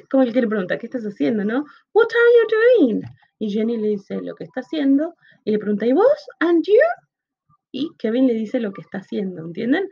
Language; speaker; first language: Spanish; native; Spanish